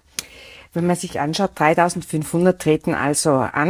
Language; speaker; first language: German; native; German